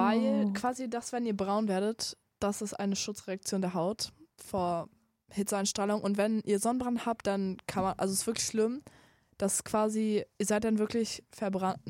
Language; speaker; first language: German; native; German